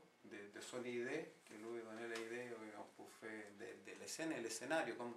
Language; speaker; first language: French; non-native, fluent; Spanish